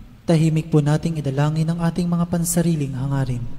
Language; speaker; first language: Filipino; native; Filipino